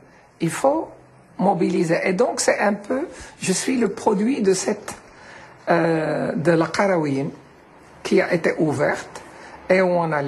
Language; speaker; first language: French; non-native, local second language; Arabic